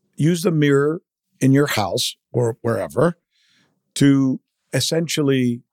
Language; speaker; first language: English; early bilingual, other home language; Spanish